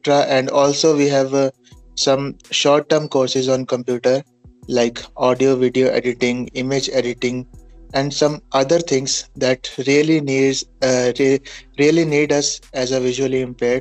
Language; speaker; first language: English; non-native, local second language; Punjabi